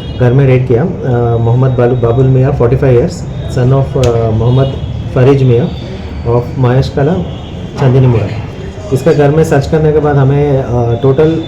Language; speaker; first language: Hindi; non-native, local second language; Bangla